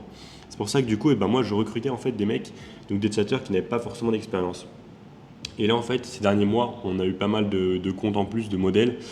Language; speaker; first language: French; native; French